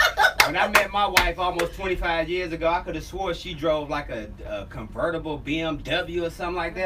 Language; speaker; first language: English; native; English